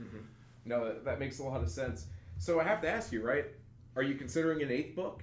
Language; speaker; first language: English; native; English